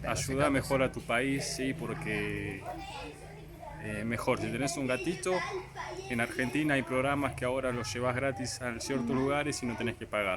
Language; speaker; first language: Spanish; native; Spanish